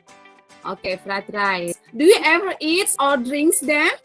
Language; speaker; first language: English; non-native, learner; Indonesian